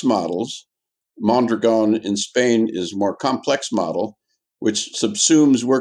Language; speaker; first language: English; native; English